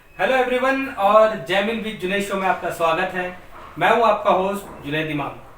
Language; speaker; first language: Hindi; native; Hindi